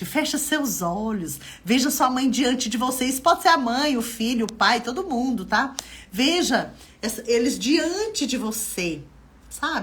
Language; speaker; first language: Portuguese; native; Portuguese